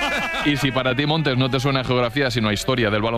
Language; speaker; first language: Spanish; native; Spanish